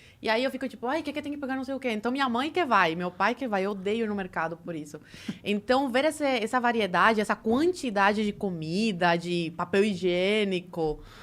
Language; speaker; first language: Portuguese; early bilingual, other home language; Spanish